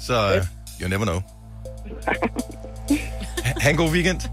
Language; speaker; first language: Danish; native; Danish